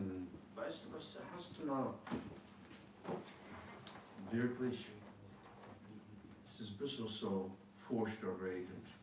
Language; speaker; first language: German; non-native, fluent; English